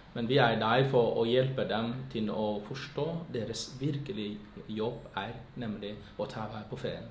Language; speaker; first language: Norwegian; non-native, fluent; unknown